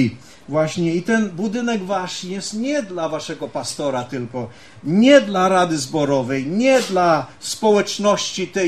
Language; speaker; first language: Polish; early bilingual, heritage; Polish